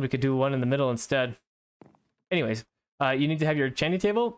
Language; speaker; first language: English; native; English